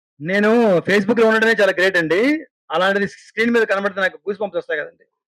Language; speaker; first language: Telugu; native; Telugu